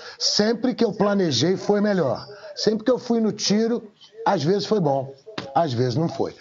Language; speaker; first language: Portuguese; native; Portuguese